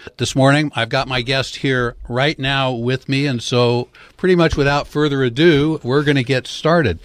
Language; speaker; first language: English; native; English